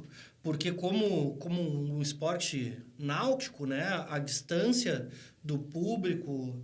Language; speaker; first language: Portuguese; native; Portuguese